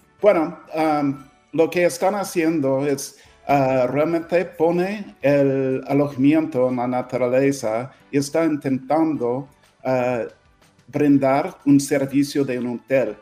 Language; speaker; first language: Spanish; non-native, fluent; English